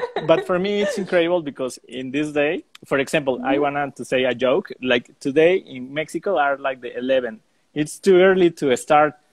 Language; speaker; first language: English; non-native, learner; Spanish